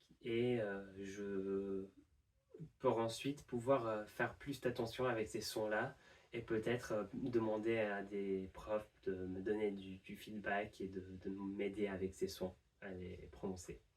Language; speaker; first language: French; non-native, fluent; English